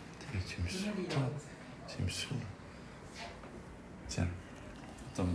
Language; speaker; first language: French; native; French